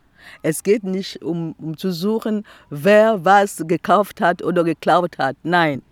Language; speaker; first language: German; non-native, fluent; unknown